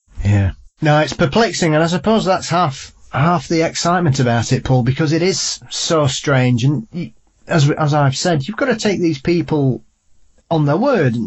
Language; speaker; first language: English; native; English